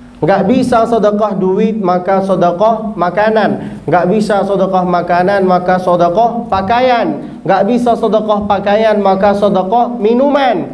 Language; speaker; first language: Malay; non-native, fluent; Arabic